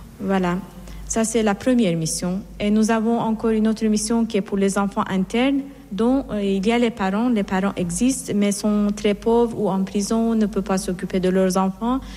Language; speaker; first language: French; non-native, fluent; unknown